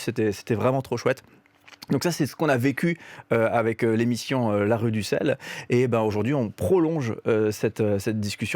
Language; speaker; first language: French; native; French